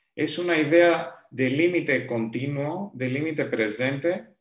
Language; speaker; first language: Spanish; non-native, fluent; Greek